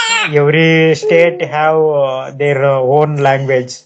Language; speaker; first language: English; non-native, learner; Telugu